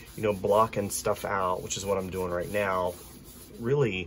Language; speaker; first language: English; native; English